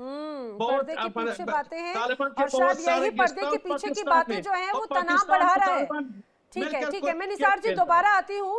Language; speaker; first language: Hindi; native; Hindi